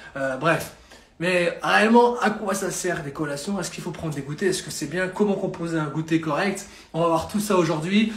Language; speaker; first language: French; native; French